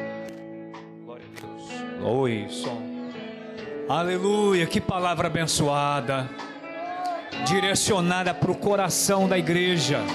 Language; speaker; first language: Portuguese; native; Portuguese